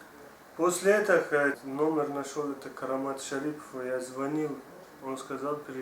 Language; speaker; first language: Russian; non-native, learner; Tajik